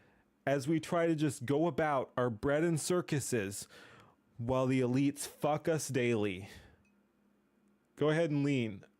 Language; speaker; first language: English; native; English